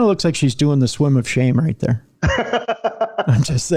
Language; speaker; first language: English; native; English